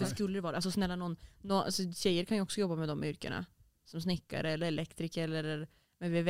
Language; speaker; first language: Swedish; native; Swedish